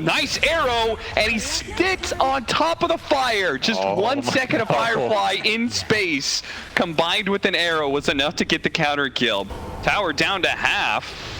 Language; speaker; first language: English; native; English